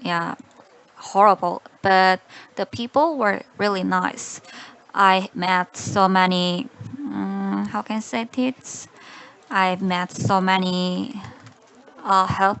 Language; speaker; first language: English; non-native, learner; Korean